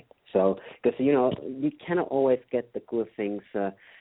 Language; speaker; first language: English; non-native, fluent; Finnish